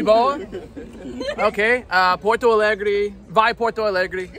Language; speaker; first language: Portuguese; non-native, fluent; English